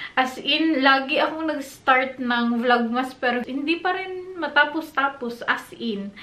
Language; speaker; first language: Filipino; non-native, local second language; Cebuano